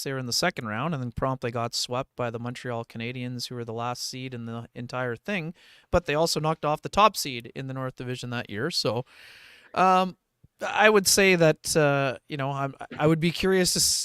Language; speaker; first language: English; native; English